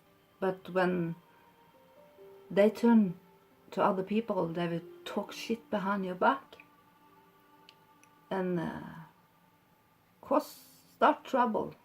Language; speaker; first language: English; non-native, fluent; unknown